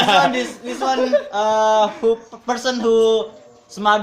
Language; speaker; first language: English; non-native, learner; Indonesian